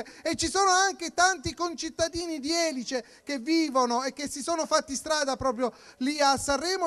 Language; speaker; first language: Italian; native; Italian